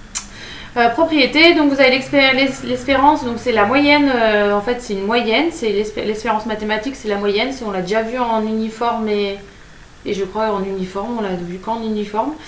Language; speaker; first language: French; native; French